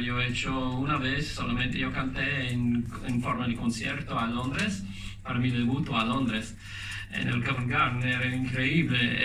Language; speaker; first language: Spanish; non-native, learner; English